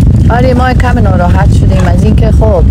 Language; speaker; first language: Persian; native; Persian